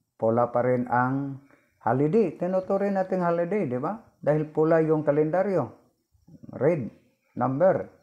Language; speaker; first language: Filipino; non-native, local second language; Cebuano